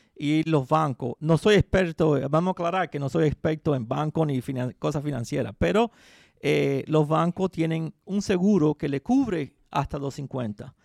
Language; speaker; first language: Spanish; early bilingual, heritage; Spanish